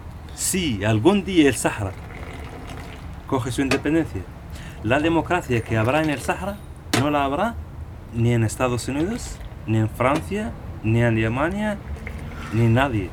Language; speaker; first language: Spanish; non-native, local second language; Arabic